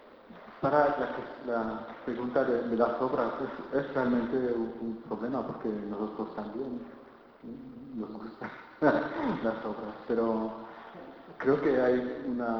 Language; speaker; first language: Spanish; non-native, fluent; French